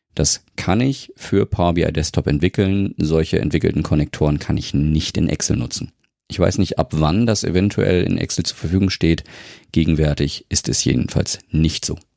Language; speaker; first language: German; native; German